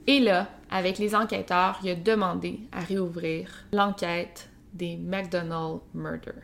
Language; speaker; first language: French; native; French